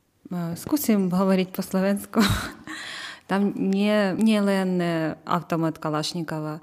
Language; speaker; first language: Slovak; non-native, learner; Ukrainian